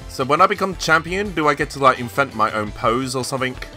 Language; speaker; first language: English; native; English